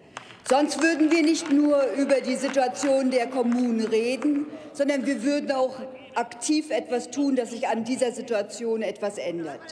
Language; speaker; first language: German; native; German